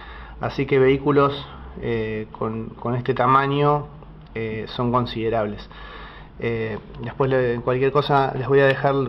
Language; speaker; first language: Spanish; native; Spanish